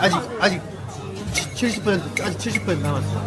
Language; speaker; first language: Korean; native; Korean